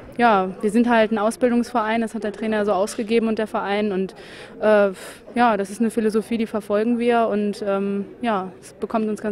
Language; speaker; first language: German; native; German